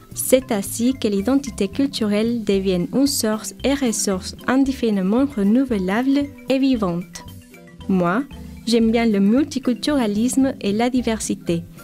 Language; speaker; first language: French; non-native, fluent; Spanish